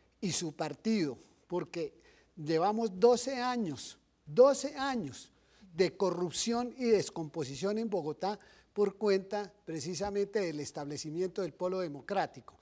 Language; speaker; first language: Spanish; native; Spanish